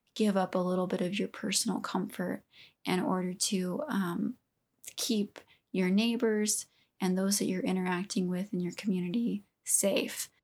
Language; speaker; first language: English; native; English